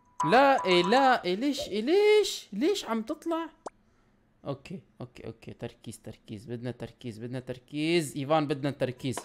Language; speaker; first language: Arabic; native; Arabic